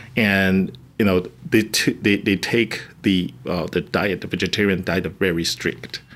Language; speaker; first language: English; non-native, fluent; Chinese